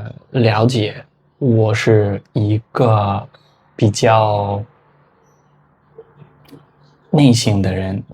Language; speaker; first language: Chinese; non-native, fluent; Spanish